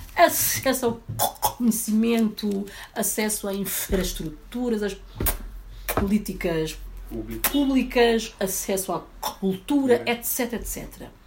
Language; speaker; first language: Portuguese; early bilingual, other home language; Upper Guinea Crioulo